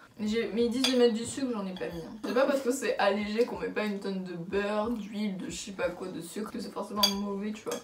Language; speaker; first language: French; native; French